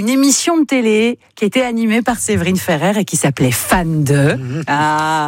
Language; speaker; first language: French; native; French